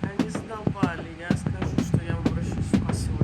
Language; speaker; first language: Russian; native; Russian